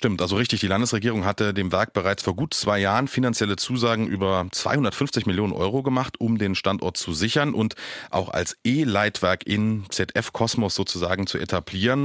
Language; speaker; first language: German; native; German